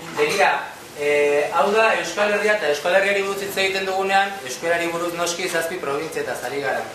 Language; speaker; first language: Basque; native; Basque